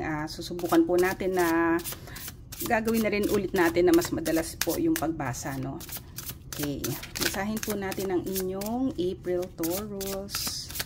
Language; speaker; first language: Filipino; native; Filipino